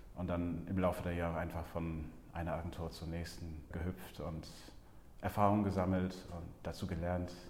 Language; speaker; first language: German; non-native, fluent; English